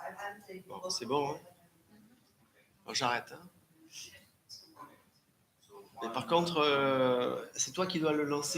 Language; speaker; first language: French; native; French